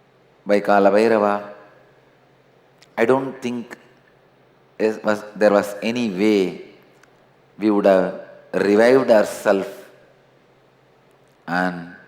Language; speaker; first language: English; non-native, local second language; Tamil